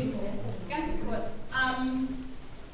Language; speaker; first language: German; non-native, learner; Catalan